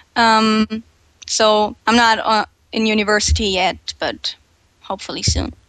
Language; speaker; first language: English; non-native, fluent; German